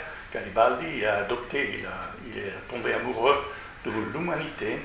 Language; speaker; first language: French; non-native, fluent; Italian